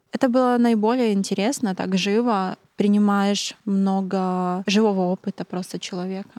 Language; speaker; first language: Russian; native; Russian